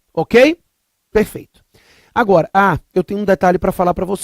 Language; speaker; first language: Portuguese; native; Portuguese